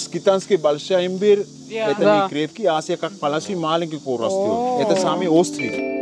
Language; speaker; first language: Russian; non-native, learner; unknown